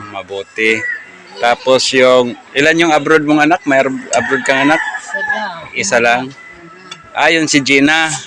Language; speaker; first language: Filipino; non-native, local second language; Cebuano